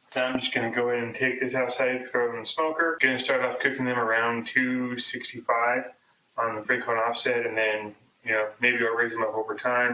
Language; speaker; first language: English; native; English